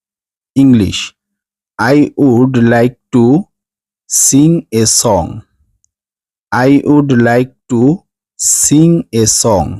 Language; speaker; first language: English; non-native, fluent; Bangla